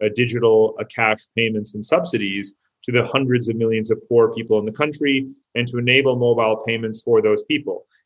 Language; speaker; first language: English; native; English